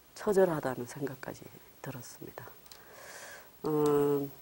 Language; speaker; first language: Korean; native; Korean